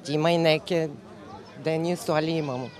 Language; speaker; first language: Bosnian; non-native, learner; Bulgarian